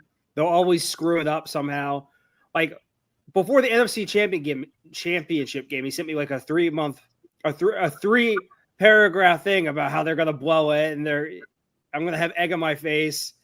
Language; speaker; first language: English; native; English